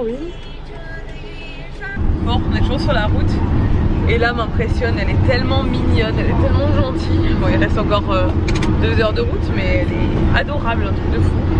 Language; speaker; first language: French; native; French